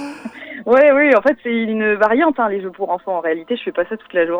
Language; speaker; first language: French; native; French